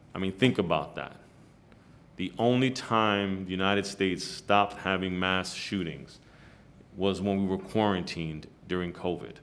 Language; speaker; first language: English; early bilingual, other home language; Spanish